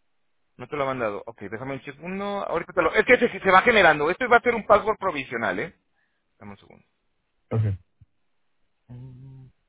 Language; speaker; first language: Spanish; native; Spanish